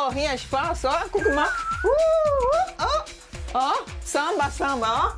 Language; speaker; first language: German; non-native, learner; Portuguese